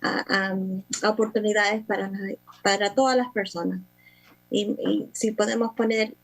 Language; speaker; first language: Spanish; early bilingual, other home language; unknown